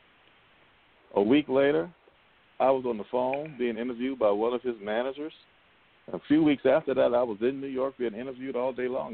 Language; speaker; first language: English; native; English